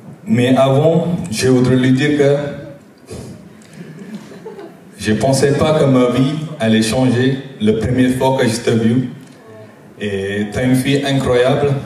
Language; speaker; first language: French; non-native, fluent; Tamil